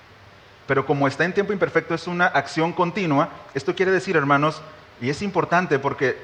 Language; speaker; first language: Spanish; native; Spanish